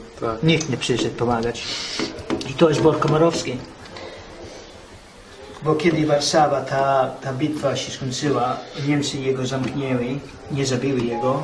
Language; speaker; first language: Polish; early bilingual, heritage; English